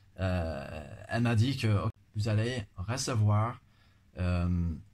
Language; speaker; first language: French; non-native, fluent; English